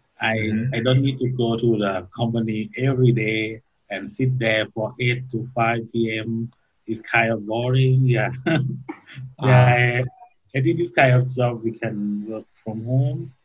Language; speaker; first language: English; non-native, learner; Thai